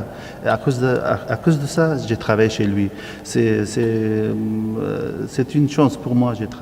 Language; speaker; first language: French; non-native, learner; Arabic